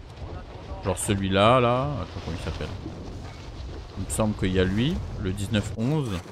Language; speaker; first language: French; native; French